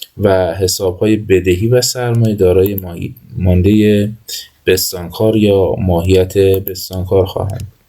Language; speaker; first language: Persian; native; Persian